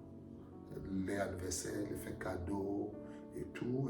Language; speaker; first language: French; non-native, fluent; Akan